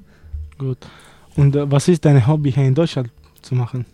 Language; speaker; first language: German; non-native, learner; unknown